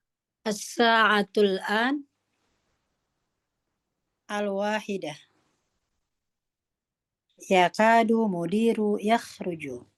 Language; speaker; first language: Arabic; non-native, learner; Indonesian